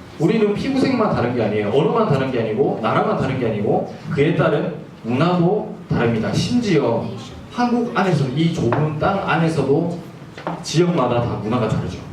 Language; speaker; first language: Korean; non-native, fluent; Japanese